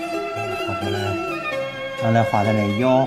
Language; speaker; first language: Chinese; native; Chinese